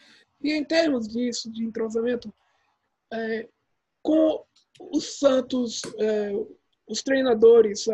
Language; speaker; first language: Portuguese; early bilingual, heritage; Portuguese